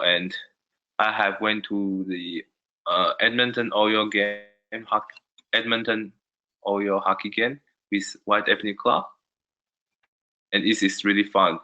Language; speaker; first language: English; non-native, learner; Chinese